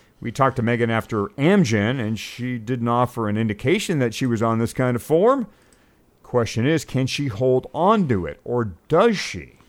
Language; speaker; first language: English; native; English